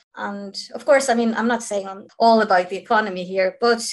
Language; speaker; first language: English; non-native, fluent; Ukrainian